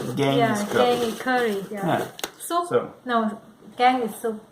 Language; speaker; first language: English; non-native, learner; Thai